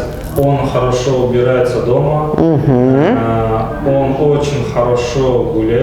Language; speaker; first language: Russian; non-native, local second language; Kazakh